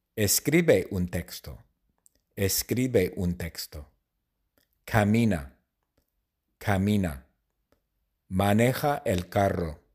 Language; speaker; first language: Spanish; non-native, fluent; English